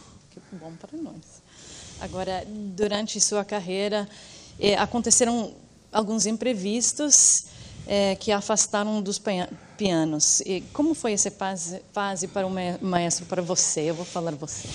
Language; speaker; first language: Portuguese; non-native, fluent; English